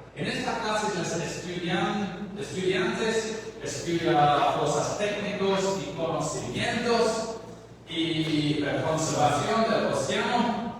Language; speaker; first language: Spanish; non-native, learner; English